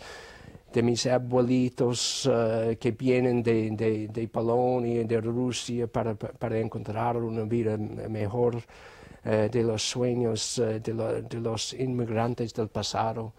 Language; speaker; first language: Spanish; non-native, fluent; English